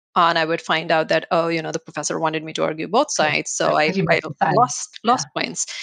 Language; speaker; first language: English; non-native, local second language; Hindi